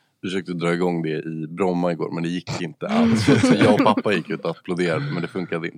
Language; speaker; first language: Swedish; native; Swedish